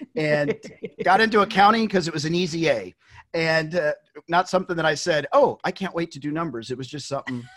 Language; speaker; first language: English; native; English